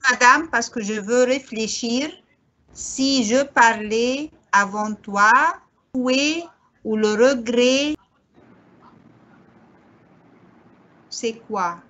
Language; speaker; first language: French; non-native, learner; Arabic